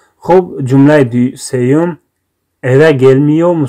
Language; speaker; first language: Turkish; non-native, fluent; Tajik